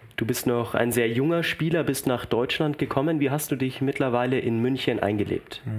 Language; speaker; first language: German; native; German